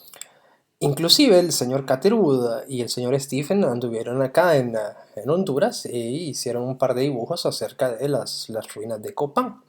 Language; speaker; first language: Spanish; native; Spanish